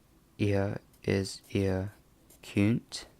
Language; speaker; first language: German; non-native, learner; English